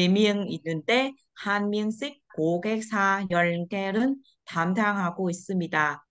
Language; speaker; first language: Korean; non-native, learner; Vietnamese